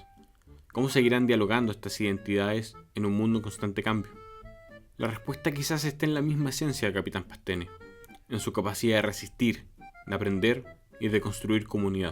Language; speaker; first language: Spanish; native; Spanish